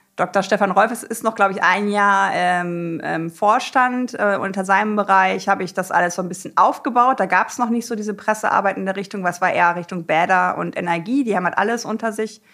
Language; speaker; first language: German; native; German